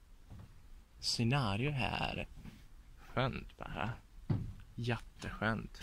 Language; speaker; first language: Swedish; non-native, learner; Italian